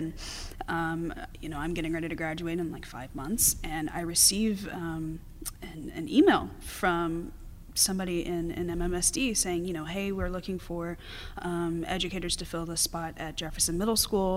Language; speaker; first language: English; native; English